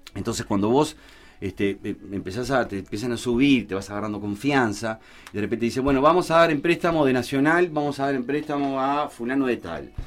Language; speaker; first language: Spanish; native; Spanish